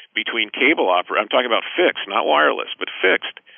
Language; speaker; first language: English; native; English